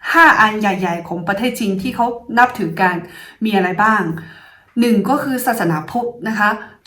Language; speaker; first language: Thai; non-native, fluent; Chinese